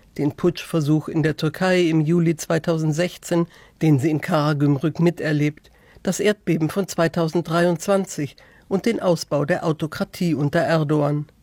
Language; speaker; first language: German; native; German